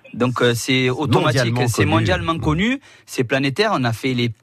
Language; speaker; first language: French; native; French